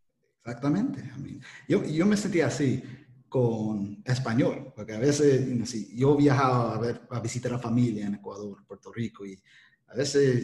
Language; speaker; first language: Spanish; early bilingual, heritage; Spanish